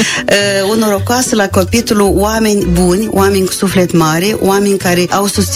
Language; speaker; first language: Romanian; native; Romanian